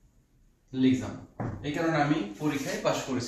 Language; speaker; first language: French; non-native, fluent; Bangla